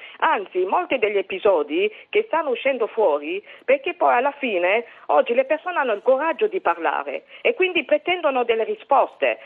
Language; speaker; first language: Italian; non-native, fluent; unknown